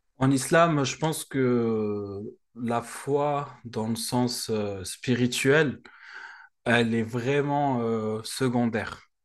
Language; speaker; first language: French; non-native, local second language; Arabic